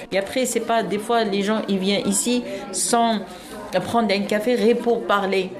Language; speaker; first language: French; non-native, local second language; Arabic